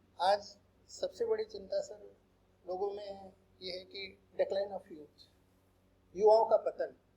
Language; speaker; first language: Hindi; native; Hindi